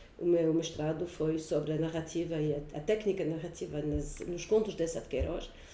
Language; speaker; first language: Portuguese; non-native, fluent; French